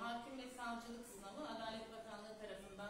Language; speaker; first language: Turkish; native; Turkish